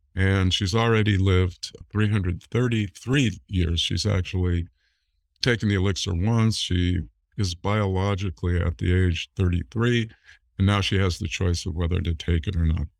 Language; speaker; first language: English; native; English